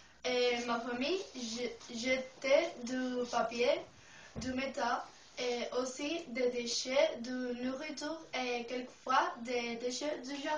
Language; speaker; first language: French; non-native, learner; Spanish